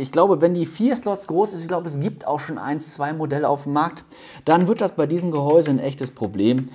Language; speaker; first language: German; native; German